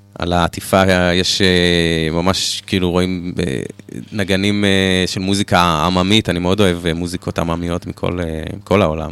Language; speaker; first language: Hebrew; native; Hebrew